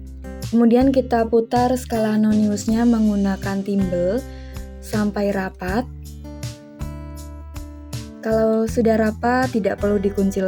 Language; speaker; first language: Indonesian; native; Indonesian